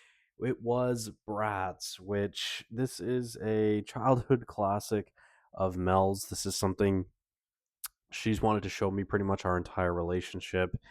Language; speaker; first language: English; native; English